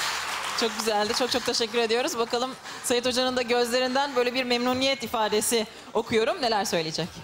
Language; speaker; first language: Turkish; native; Turkish